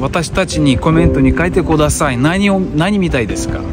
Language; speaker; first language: Japanese; non-native, learner; Russian